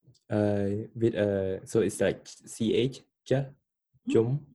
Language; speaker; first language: English; non-native, fluent; Khmer